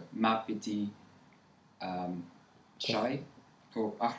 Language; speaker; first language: Arabic; non-native, learner; English